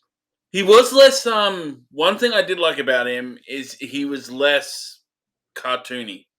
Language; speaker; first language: English; native; English